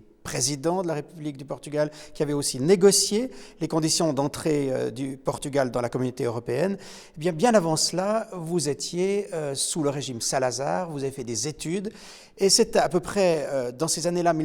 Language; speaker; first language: French; native; French